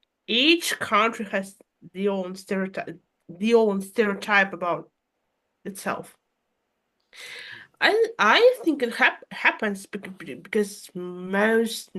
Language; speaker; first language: English; non-native, fluent; Russian